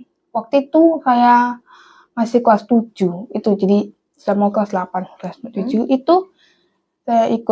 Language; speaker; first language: Indonesian; non-native, local second language; English